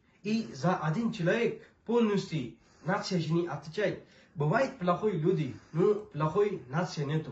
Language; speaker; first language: Russian; non-native, learner; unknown